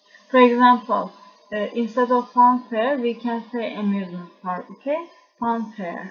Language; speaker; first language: English; non-native, fluent; Turkish